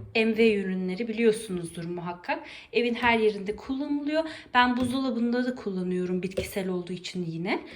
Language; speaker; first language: Turkish; early bilingual, heritage; Turkish